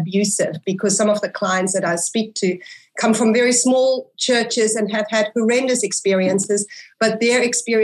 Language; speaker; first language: English; early bilingual, other home language; German